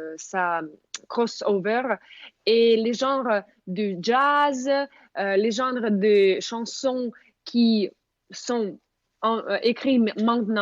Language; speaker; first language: French; non-native, fluent; Russian